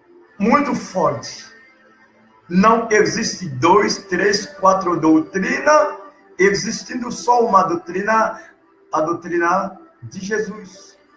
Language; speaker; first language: Portuguese; non-native, learner; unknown